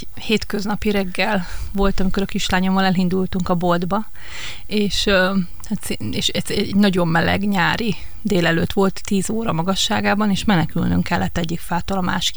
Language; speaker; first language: Hungarian; native; Hungarian